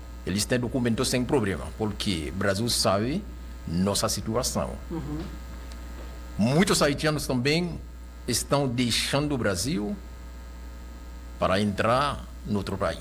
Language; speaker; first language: Portuguese; non-native, local second language; Haitian Creole